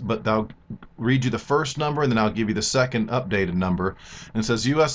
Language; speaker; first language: English; native; English